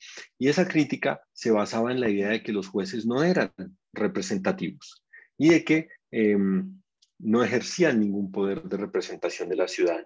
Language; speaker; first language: Spanish; native; Spanish